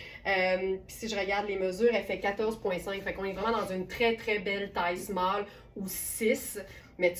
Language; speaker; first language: French; native; French